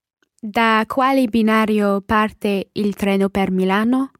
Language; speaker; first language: Italian; non-native, learner; English